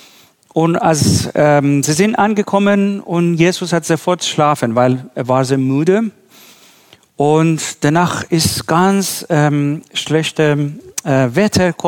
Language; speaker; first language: German; non-native, learner; Persian